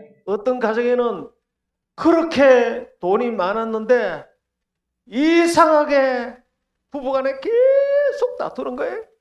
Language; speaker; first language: Korean; native; Korean